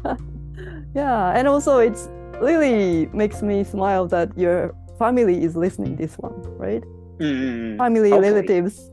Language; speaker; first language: English; non-native, learner; Japanese